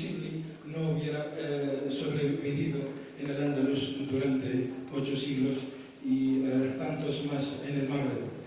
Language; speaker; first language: Spanish; non-native, fluent; Arabic